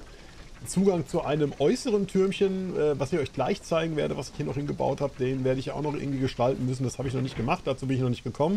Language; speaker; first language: German; native; German